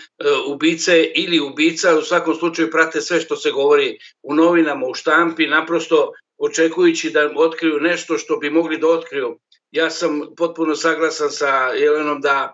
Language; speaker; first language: Serbian; native; Serbian